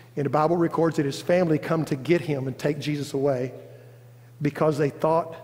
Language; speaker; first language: English; native; English